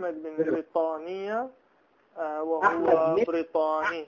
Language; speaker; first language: Arabic; non-native, learner; English